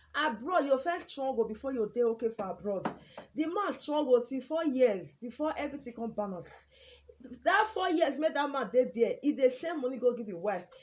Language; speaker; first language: Nigerian Pidgin; native; Nigerian Pidgin